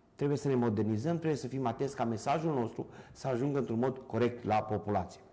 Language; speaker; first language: Romanian; native; Romanian